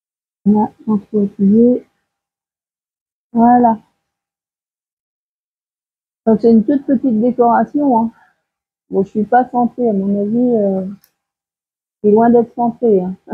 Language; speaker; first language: French; native; French